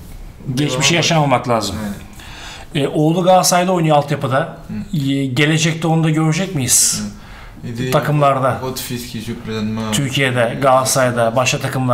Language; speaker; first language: Turkish; native; Turkish